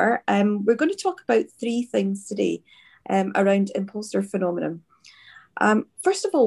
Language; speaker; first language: English; native; English